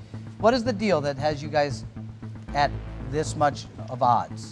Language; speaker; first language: English; native; English